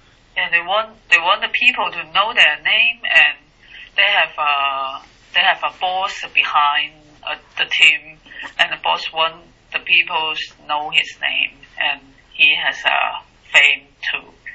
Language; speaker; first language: English; non-native, learner; Chinese